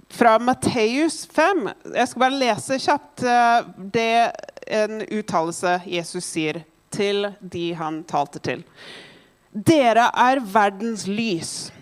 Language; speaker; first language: Norwegian; non-native, fluent; English